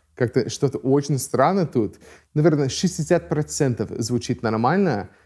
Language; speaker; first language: Russian; non-native, fluent; English